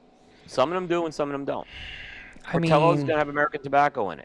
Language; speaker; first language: English; native; English